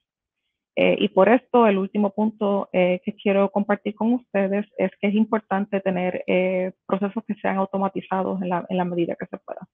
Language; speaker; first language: Spanish; native; Spanish